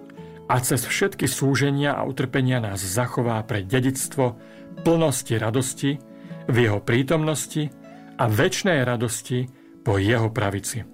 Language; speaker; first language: Slovak; native; Slovak